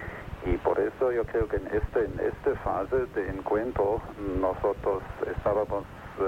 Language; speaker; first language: Spanish; non-native, fluent; German